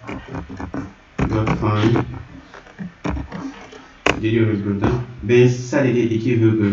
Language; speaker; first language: Turkish; non-native, learner; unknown